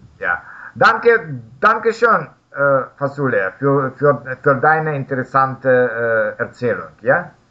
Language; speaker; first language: German; non-native, learner; Russian